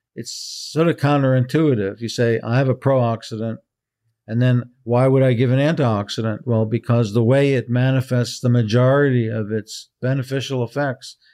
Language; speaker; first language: English; early bilingual, heritage; Hebrew